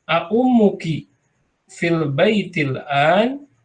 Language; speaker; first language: Arabic; non-native, fluent; Indonesian